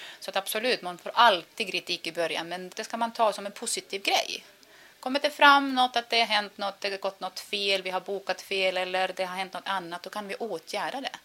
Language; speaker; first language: Swedish; non-native, fluent; Estonian